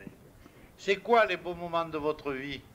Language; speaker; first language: French; native; French